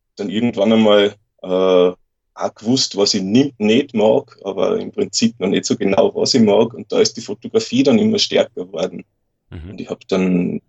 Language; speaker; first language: German; native; German